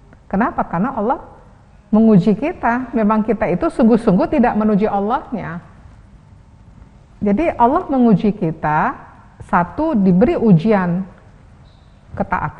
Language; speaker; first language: Indonesian; native; Indonesian